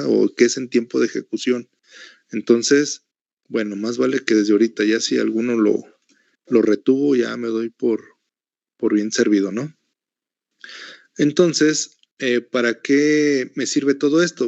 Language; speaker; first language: Spanish; native; Spanish